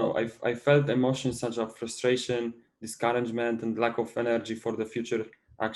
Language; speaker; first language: English; non-native, fluent; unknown